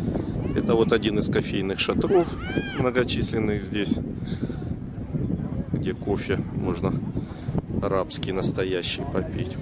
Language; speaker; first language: Russian; native; Russian